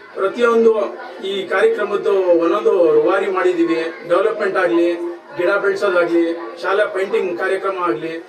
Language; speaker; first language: Kannada; non-native, local second language; Urdu